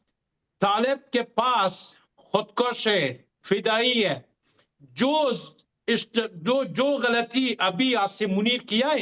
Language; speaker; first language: Hindi; non-native, fluent; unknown